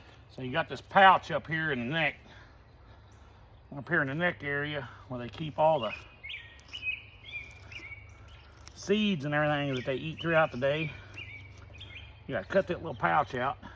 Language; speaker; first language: English; native; English